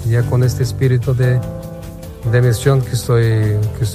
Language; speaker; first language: Spanish; non-native, fluent; Portuguese